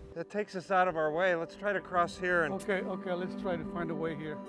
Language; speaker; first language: English; non-native, fluent; Spanish